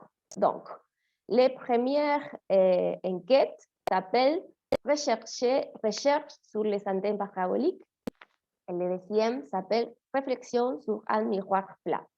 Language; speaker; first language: French; non-native, fluent; Spanish